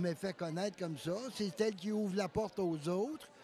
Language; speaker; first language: French; native; French